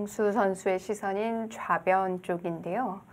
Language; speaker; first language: Korean; native; Korean